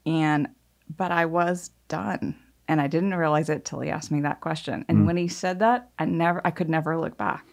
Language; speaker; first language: English; native; English